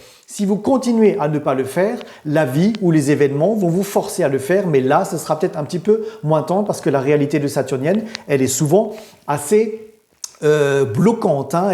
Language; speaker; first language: French; native; French